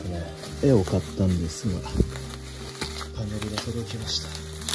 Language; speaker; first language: Japanese; native; Japanese